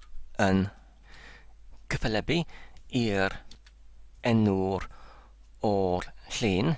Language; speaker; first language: Welsh; non-native, learner; English